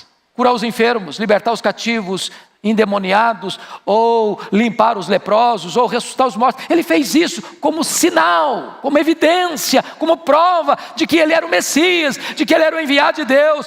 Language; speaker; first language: Portuguese; native; Portuguese